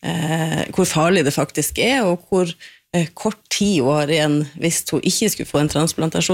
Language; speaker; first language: Norwegian; native; Norwegian